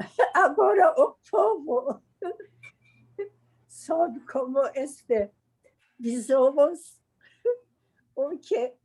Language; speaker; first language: Portuguese; non-native, learner; Persian